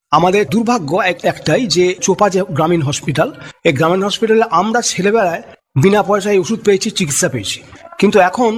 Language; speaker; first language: Bangla; native; Bangla